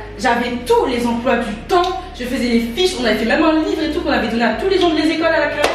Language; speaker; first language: French; native; French